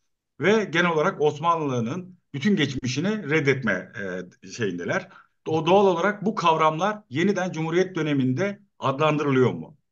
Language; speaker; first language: Turkish; native; Turkish